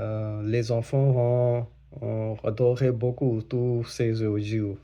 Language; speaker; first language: French; non-native, learner; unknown